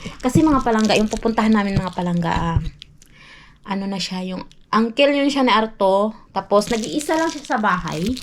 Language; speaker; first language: Filipino; non-native, local second language; Cebuano